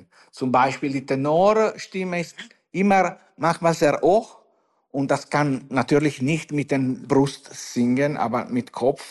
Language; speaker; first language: German; non-native, fluent; Italian